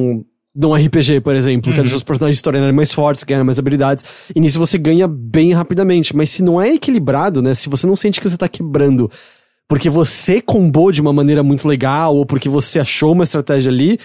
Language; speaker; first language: Portuguese; native; Portuguese